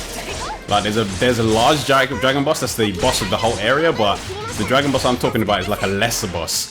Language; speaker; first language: English; native; English